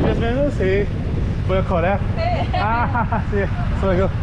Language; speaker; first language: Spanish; non-native, learner; English